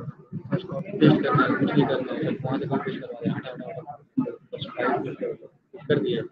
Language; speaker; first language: Hindi; native; Hindi